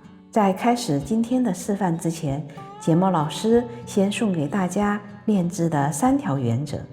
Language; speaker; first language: Chinese; native; Chinese